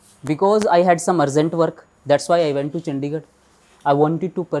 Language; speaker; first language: English; non-native, local second language; Hindi